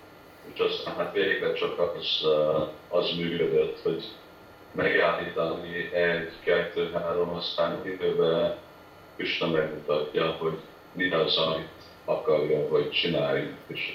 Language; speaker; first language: Hungarian; early bilingual, heritage; Hungarian